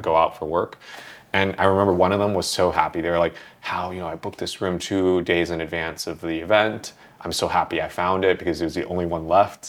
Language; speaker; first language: English; early bilingual, other home language; Vietnamese